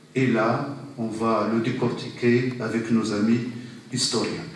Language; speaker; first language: French; non-native, local second language; Arabic